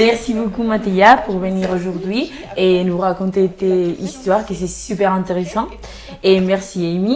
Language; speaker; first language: French; non-native, fluent; Spanish